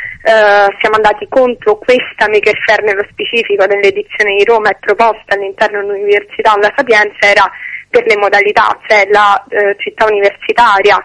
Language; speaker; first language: Italian; native; Italian